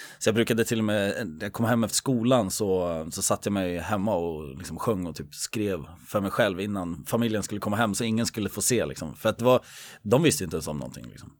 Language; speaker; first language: Swedish; native; Swedish